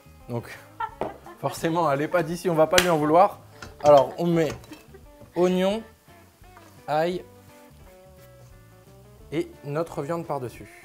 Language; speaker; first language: French; native; French